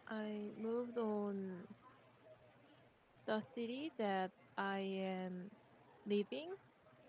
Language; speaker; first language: English; non-native, learner; Korean